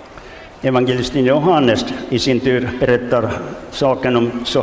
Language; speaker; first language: Swedish; non-native, local second language; Finnish